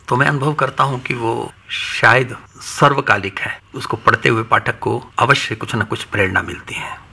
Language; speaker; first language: Hindi; non-native, local second language; Punjabi